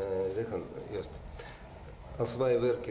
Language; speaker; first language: Dutch; non-native, learner; Russian